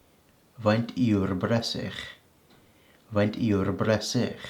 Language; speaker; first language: Welsh; non-native, local second language; English